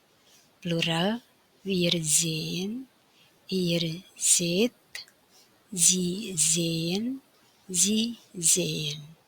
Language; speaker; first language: German; non-native, fluent; Indonesian